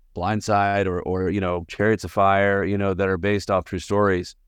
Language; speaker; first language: English; native; English